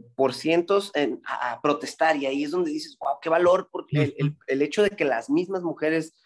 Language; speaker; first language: Spanish; native; Spanish